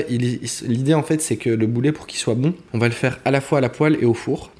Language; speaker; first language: French; native; French